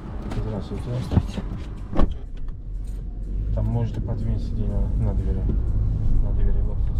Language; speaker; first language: Russian; non-native, fluent; Uzbek